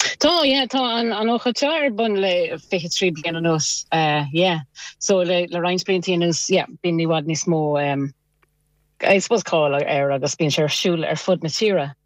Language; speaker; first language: Irish; non-native, local second language; English